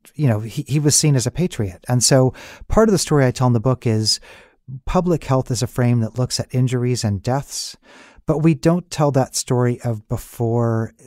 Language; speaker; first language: English; native; English